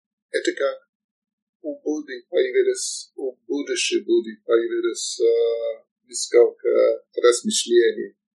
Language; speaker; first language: Russian; non-native, learner; English